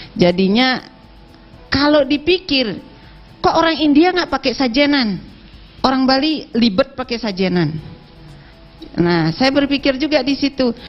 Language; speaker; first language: Indonesian; non-native, local second language; Balinese